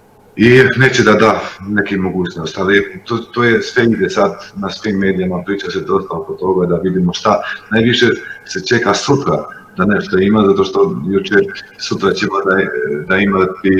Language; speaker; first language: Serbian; non-native, local second language; Albanian